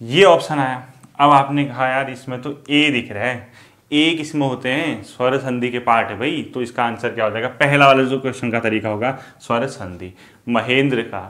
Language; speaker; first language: Hindi; native; Hindi